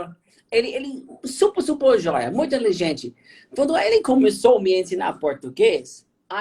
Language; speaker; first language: Portuguese; non-native, fluent; German